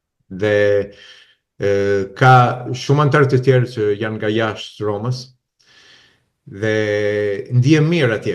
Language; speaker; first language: Albanian; non-native, fluent; Italian